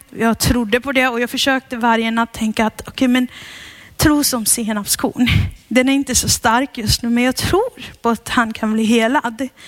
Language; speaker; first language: Swedish; early bilingual, heritage; Swedish